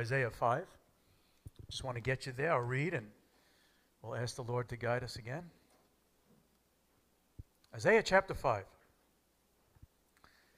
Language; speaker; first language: English; native; English